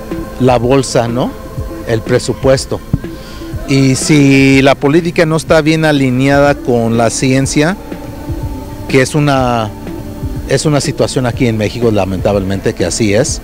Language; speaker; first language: Spanish; early bilingual, heritage; Spanish